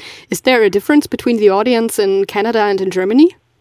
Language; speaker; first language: English; non-native, fluent; German